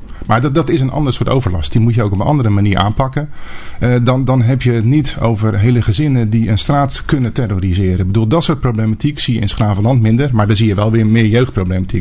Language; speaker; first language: Dutch; native; Dutch